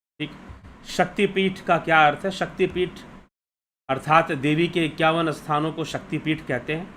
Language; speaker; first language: Hindi; native; Hindi